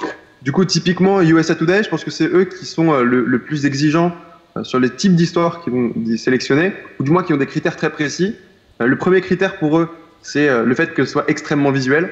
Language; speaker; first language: French; native; French